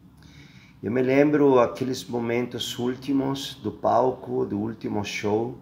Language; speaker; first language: Portuguese; non-native, fluent; Spanish